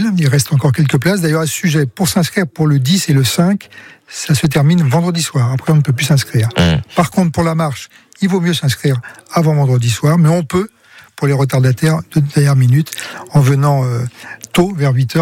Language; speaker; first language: French; native; French